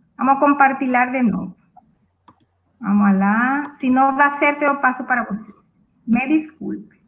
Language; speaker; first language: Portuguese; non-native, fluent; Spanish